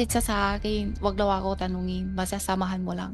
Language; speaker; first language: Filipino; early bilingual, other home language; Chinese